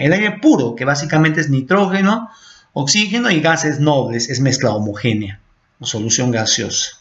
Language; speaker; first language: Spanish; native; Spanish